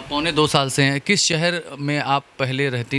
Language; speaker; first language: Hindi; native; Hindi